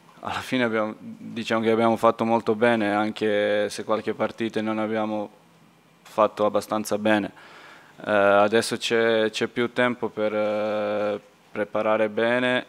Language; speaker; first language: Italian; non-native, fluent; Serbian